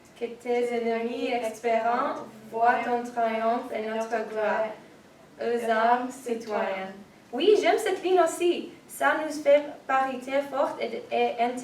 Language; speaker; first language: French; non-native, learner; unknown